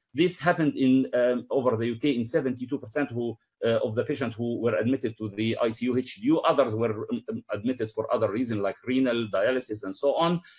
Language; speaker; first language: English; non-native, fluent; Arabic